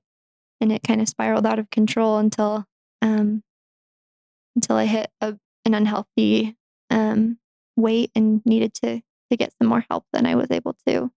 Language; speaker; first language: English; native; English